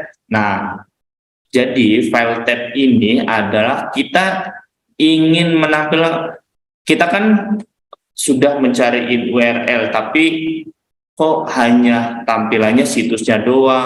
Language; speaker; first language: Indonesian; native; Indonesian